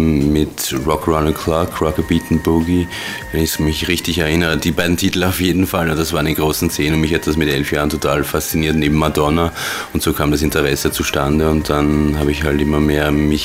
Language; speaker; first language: German; native; German